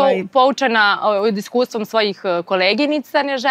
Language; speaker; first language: Serbian; native; Serbian